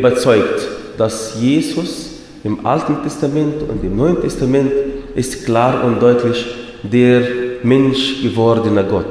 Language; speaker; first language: German; non-native, fluent; Arabic